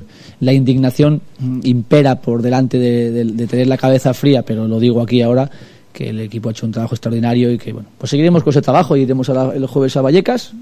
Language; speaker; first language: Spanish; native; Spanish